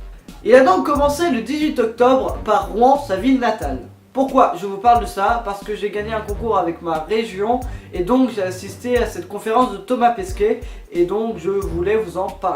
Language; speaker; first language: French; native; French